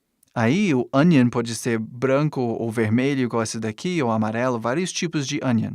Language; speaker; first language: Portuguese; non-native, fluent; English